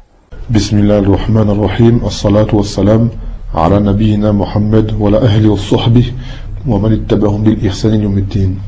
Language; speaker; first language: Arabic; non-native, fluent; French